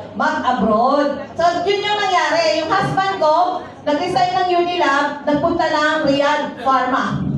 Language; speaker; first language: Filipino; native; Filipino